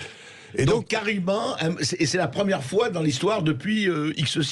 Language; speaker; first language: French; native; French